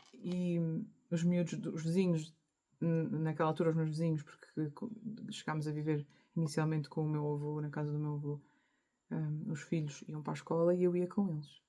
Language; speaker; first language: Portuguese; native; Portuguese